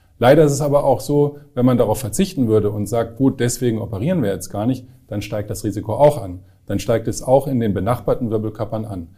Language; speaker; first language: German; native; German